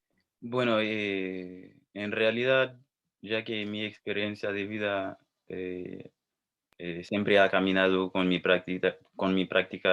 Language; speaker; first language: Spanish; non-native, fluent; Haitian Creole